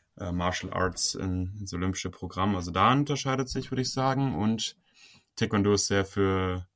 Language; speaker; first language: German; native; German